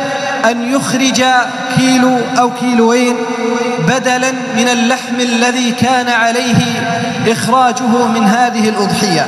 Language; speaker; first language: Arabic; native; Arabic